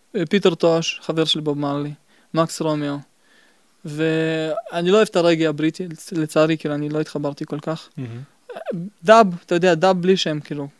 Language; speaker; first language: Hebrew; early bilingual, other home language; Russian